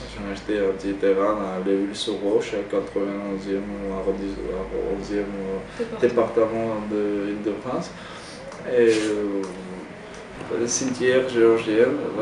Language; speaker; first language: French; non-native, fluent; Georgian